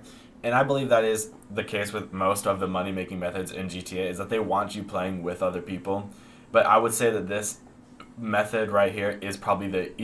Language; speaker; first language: English; native; English